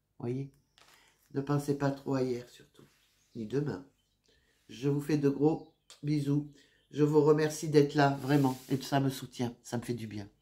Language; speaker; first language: French; native; French